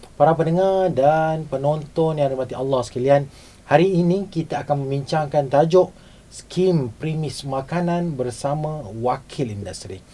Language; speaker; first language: Malay; native; Malay